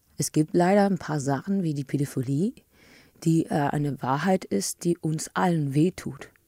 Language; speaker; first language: German; early bilingual, other home language; English